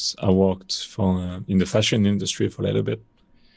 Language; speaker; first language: English; non-native, fluent; French